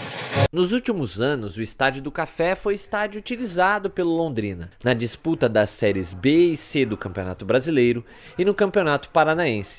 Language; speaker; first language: Portuguese; native; Portuguese